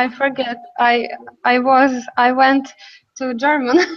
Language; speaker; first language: English; non-native, learner; Russian